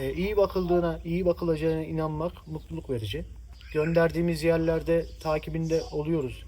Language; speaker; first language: Turkish; native; Turkish